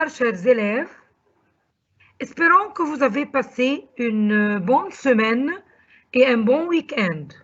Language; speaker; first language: French; non-native, fluent; Arabic